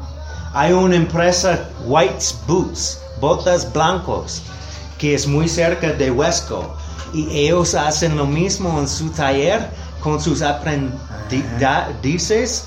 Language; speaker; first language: Spanish; non-native, learner; English